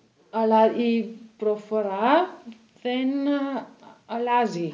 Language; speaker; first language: Greek; non-native, learner; German